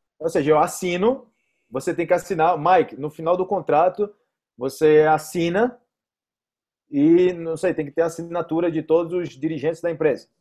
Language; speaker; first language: Portuguese; native; Portuguese